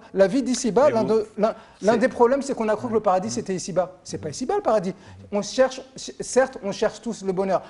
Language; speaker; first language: French; native; French